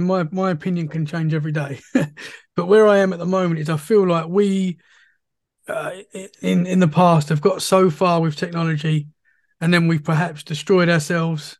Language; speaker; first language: English; native; English